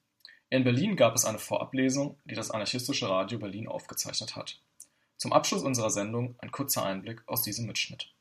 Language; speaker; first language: German; native; German